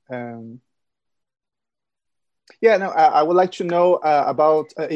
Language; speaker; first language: English; non-native, fluent; Portuguese